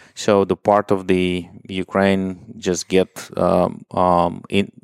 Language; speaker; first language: English; non-native, fluent; Ukrainian